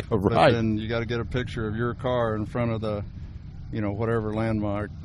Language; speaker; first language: English; native; English